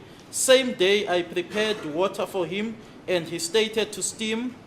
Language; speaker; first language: English; non-native, local second language; Zulu